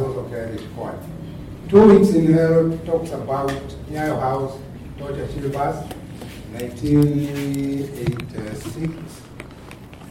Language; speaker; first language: English; non-native, local second language; Kikuyu